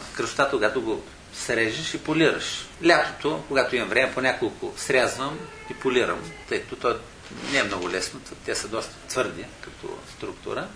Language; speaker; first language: Bulgarian; native; Bulgarian